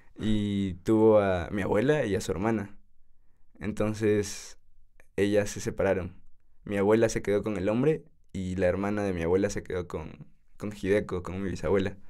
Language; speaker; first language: Spanish; native; Spanish